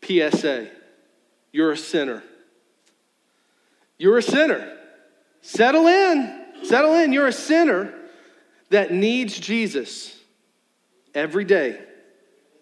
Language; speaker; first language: English; native; English